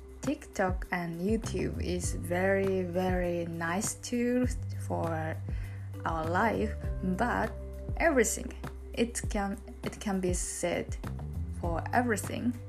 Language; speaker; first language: English; non-native, learner; Japanese